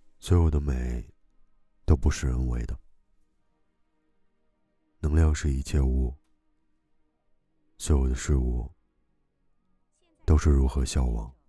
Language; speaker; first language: Chinese; native; Chinese